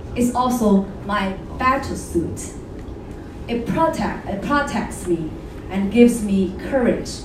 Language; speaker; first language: English; non-native, fluent; Chinese